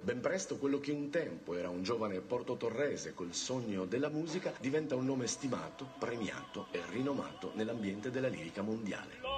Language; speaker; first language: Italian; native; Italian